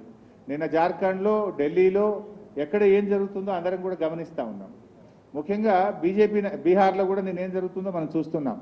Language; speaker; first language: Telugu; native; Telugu